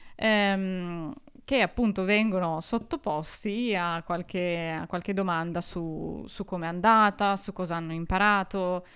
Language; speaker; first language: Italian; non-native, fluent; Russian